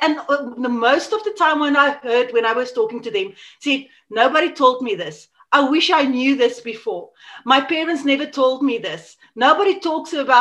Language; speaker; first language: English; non-native, local second language; Afrikaans